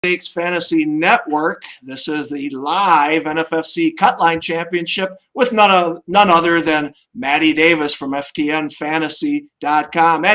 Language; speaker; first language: English; native; English